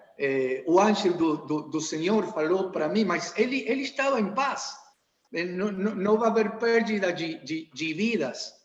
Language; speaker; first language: Portuguese; non-native, learner; Spanish